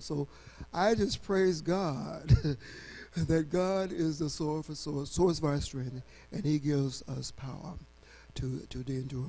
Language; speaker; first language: English; native; English